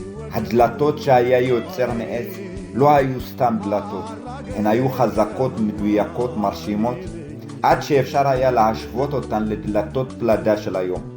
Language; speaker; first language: Hebrew; early bilingual, other home language; Amharic